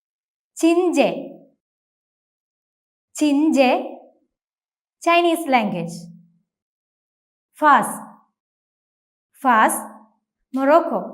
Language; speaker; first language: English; non-native, local second language; Malayalam